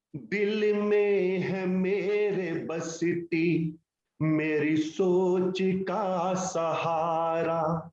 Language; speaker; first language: Hindi; native; Hindi